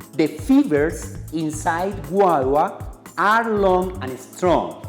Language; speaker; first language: English; non-native, fluent; Spanish